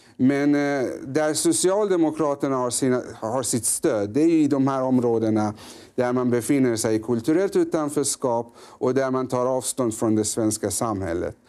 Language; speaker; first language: Swedish; early bilingual, other home language; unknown